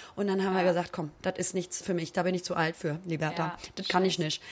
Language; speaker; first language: German; native; German